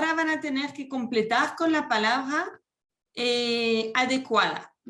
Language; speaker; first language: Spanish; non-native, fluent; French